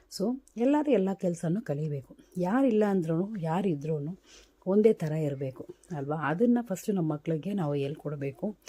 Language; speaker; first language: Kannada; non-native, local second language; Tamil